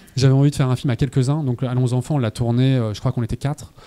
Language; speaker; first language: French; native; French